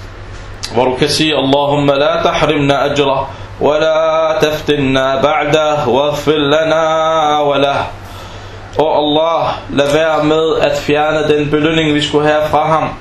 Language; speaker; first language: Danish; non-native, fluent; Arabic